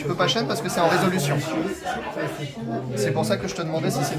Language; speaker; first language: French; native; French